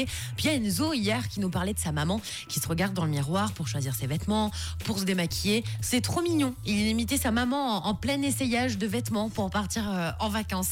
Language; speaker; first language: French; native; French